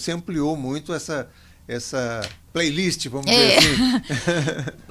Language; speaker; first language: Portuguese; native; Portuguese